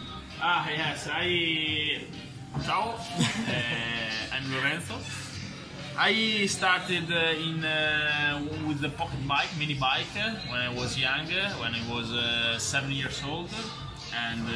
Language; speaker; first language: English; non-native, fluent; Italian